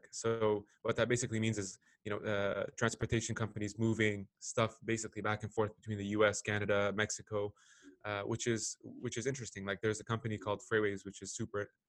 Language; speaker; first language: English; non-native, fluent; Arabic